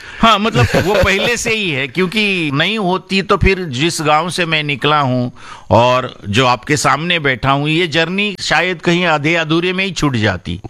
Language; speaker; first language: Hindi; non-native, local second language; Marathi